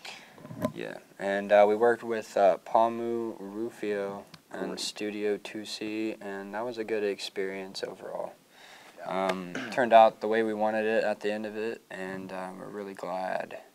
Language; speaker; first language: English; native; English